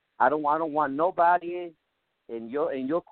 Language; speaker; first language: English; non-native, learner; Spanish